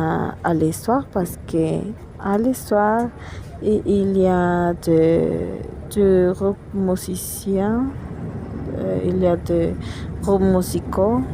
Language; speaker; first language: French; non-native, learner; Spanish